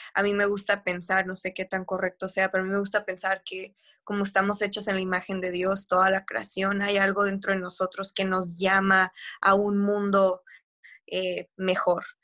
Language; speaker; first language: Spanish; early bilingual, heritage; Spanish